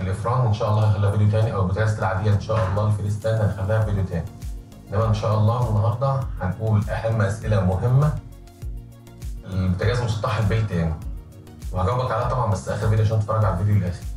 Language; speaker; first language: Arabic; native; Arabic